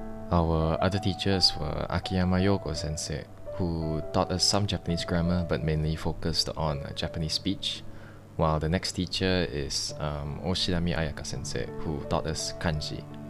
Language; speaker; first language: English; non-native, local second language; Chinese